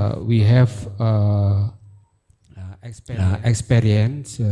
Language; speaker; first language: English; non-native, learner; Indonesian